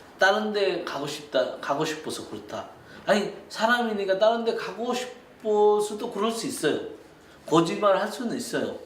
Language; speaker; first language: Korean; non-native, fluent; Bangla